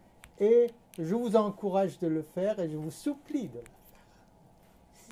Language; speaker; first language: French; non-native, fluent; Persian